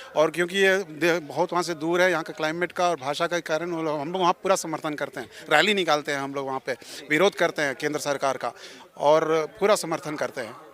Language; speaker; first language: Hindi; non-native, local second language; Malayalam